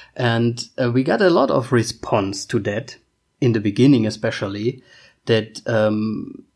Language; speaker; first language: English; non-native, fluent; German